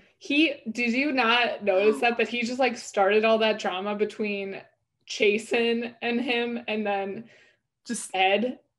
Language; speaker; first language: English; native; English